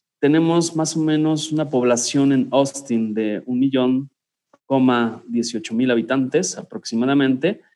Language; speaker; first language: Spanish; native; Spanish